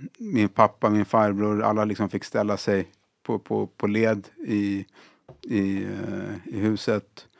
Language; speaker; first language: Swedish; early bilingual, other home language; Arabic